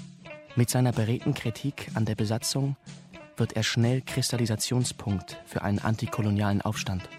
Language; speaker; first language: German; native; German